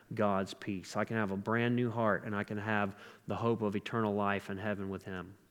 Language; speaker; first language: English; native; English